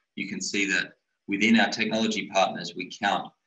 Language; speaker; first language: English; native; English